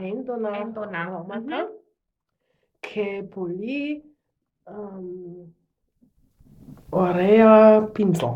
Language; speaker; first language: Greek; non-native, learner; German